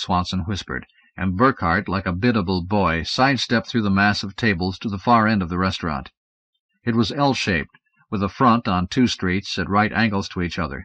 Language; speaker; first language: English; native; English